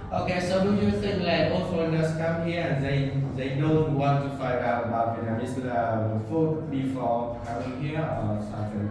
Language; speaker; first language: English; non-native, learner; Vietnamese